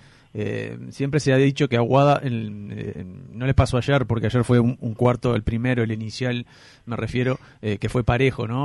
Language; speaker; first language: Spanish; native; Spanish